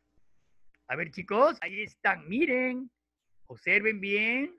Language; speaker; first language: Spanish; native; Spanish